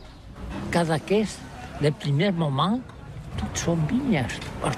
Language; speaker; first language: French; non-native, learner; Catalan